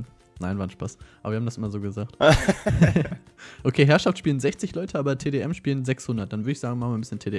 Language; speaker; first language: German; native; German